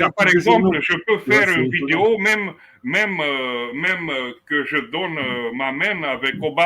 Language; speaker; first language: French; non-native, fluent; Romanian